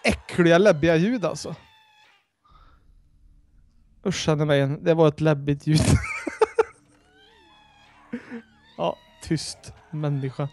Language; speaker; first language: Swedish; native; Swedish